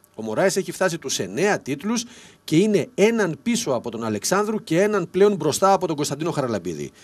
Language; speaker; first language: Greek; native; Greek